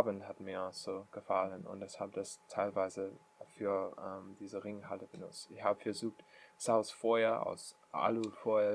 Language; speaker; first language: German; non-native, learner; English